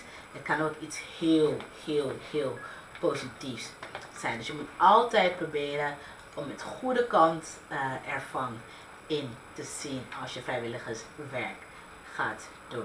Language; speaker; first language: Dutch; early bilingual, other home language; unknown